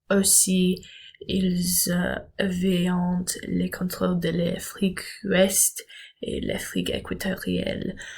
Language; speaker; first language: French; non-native, learner; English